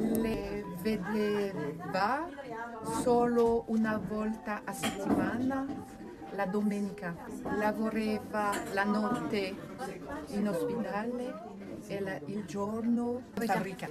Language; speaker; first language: Italian; non-native, learner; French